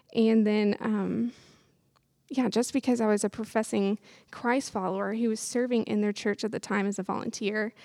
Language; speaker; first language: English; native; English